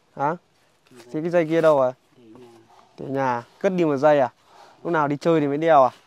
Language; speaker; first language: Vietnamese; non-native, local second language; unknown